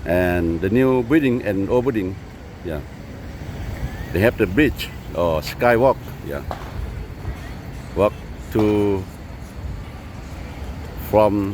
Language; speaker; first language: English; non-native, learner; Lao